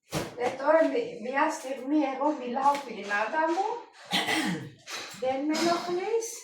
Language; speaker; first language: Greek; non-native, learner; Armenian